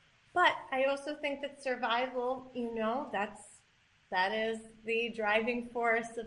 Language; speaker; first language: English; native; English